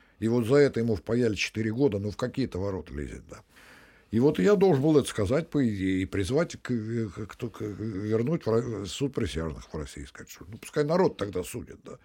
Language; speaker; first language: Russian; native; Russian